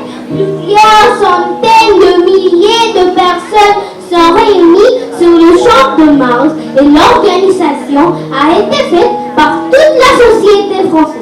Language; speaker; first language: French; non-native, learner; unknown